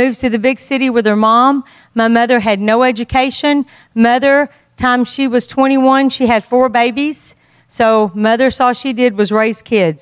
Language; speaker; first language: English; native; English